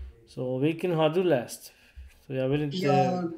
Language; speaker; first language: Swedish; non-native, learner; Urdu